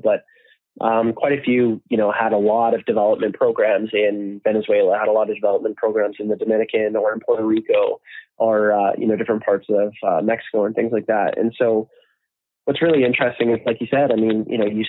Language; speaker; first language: English; native; English